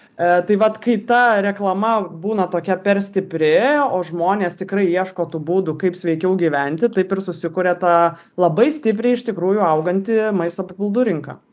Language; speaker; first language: Lithuanian; native; Lithuanian